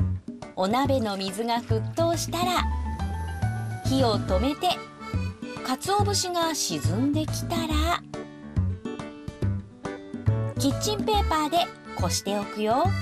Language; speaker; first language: Japanese; native; Japanese